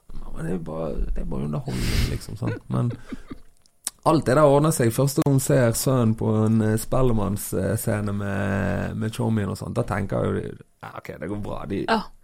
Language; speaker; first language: Norwegian; early bilingual, other home language; Kabuverdianu